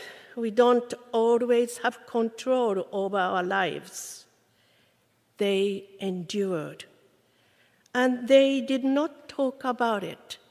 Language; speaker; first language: English; non-native, fluent; Japanese